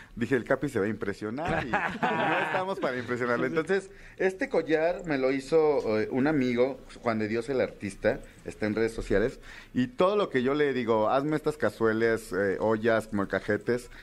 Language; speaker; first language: Spanish; native; Spanish